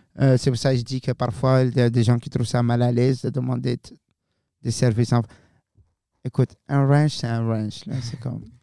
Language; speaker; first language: French; non-native, fluent; Arabic